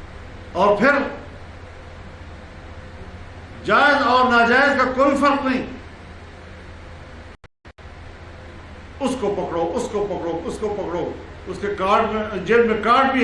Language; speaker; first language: Urdu; non-native, local second language; Pashto